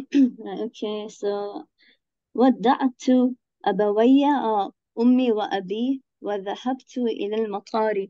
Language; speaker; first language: Arabic; non-native, learner; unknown